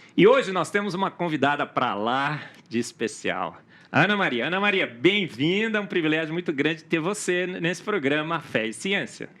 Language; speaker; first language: Portuguese; native; Portuguese